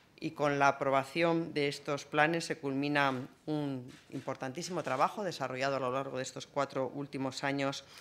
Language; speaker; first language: Spanish; native; Spanish